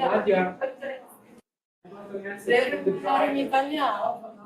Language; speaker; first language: Italian; non-native, learner; Portuguese